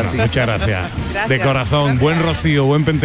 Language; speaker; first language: Spanish; native; Spanish